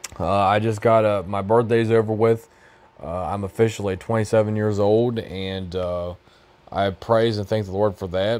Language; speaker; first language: English; native; English